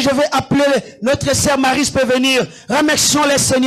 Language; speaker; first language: French; non-native, local second language; Lingala